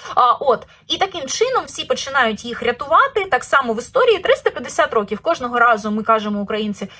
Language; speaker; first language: Ukrainian; native; Ukrainian